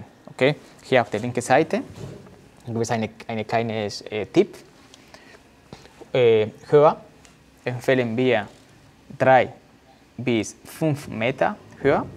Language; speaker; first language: German; non-native, learner; Spanish